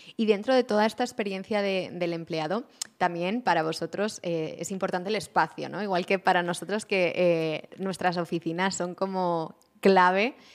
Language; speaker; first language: Spanish; native; Spanish